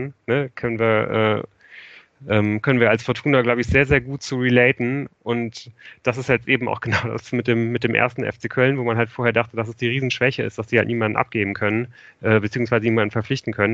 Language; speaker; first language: German; native; German